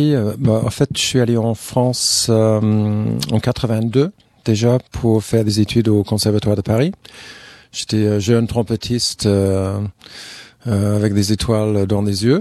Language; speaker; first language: French; non-native, fluent; English